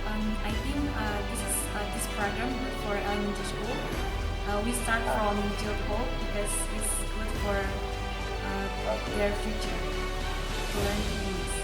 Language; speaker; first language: English; non-native, learner; Indonesian